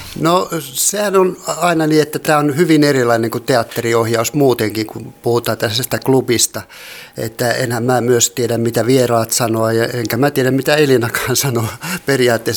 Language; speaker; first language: Finnish; native; Finnish